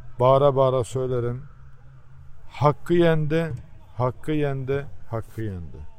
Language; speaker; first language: Turkish; early bilingual, heritage; Turkish